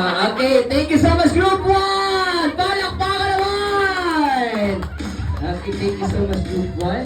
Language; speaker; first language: English; non-native, local second language; Cebuano